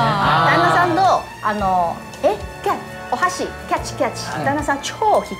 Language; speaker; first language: Japanese; non-native, learner; Chinese